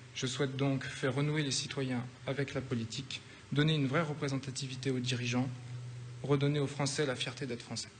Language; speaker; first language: French; native; French